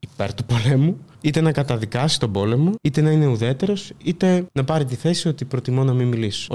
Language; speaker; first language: Greek; early bilingual, other home language; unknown